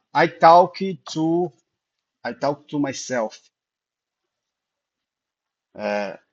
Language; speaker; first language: English; non-native, learner; Portuguese